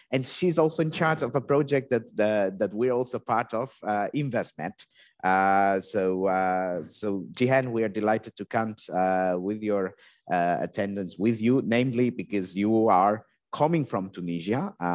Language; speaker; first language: English; non-native, fluent; Catalan